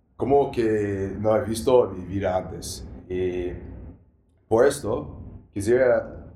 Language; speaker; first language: Spanish; non-native, learner; English